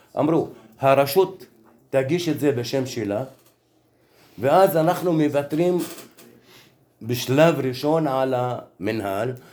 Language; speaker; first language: Hebrew; non-native, local second language; Arabic